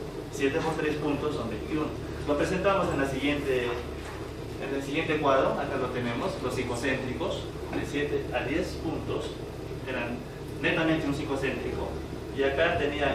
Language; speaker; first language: Spanish; native; Spanish